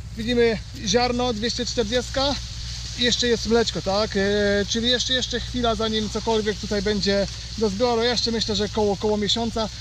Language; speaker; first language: Polish; native; Polish